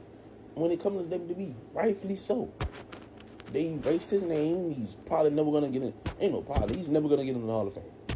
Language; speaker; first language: English; native; English